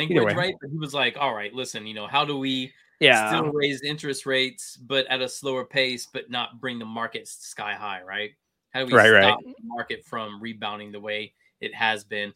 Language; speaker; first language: English; native; English